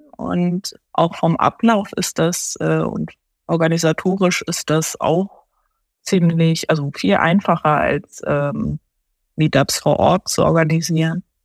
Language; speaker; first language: German; early bilingual, other home language; Japanese